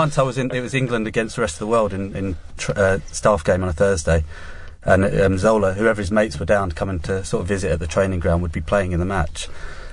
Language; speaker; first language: English; native; English